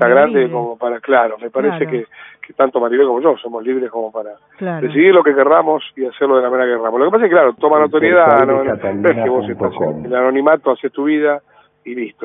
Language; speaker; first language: Spanish; native; Spanish